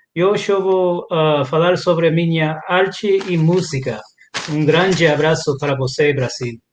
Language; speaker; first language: Portuguese; non-native, learner; English